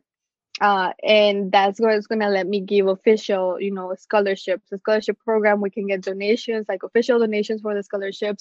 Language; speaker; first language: English; early bilingual, other home language; Spanish